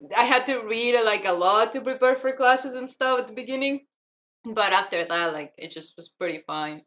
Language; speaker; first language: English; non-native, fluent; Spanish